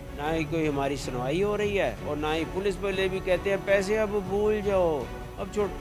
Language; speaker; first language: Urdu; native; Urdu